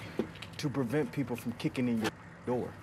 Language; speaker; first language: English; native; English